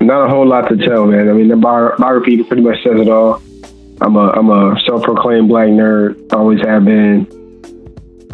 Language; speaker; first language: English; native; English